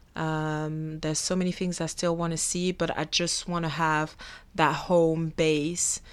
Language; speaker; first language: English; non-native, fluent; French